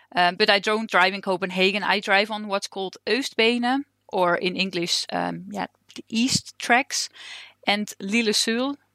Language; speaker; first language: English; non-native, fluent; Dutch